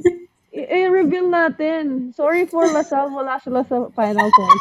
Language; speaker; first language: Filipino; native; Filipino